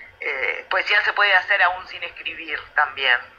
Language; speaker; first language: Spanish; native; Spanish